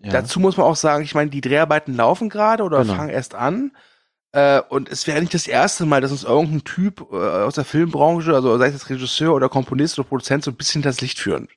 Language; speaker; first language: German; native; German